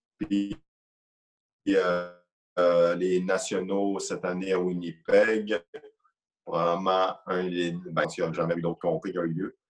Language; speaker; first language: French; native; French